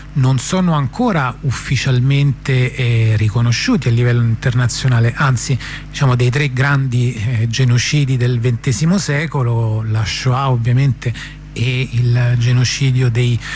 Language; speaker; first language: Italian; native; Italian